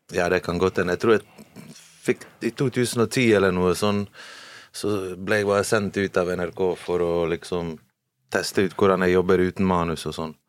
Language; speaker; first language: Norwegian; early bilingual, other home language; Bosnian